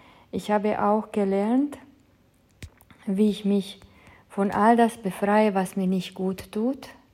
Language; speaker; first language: German; non-native, fluent; Hungarian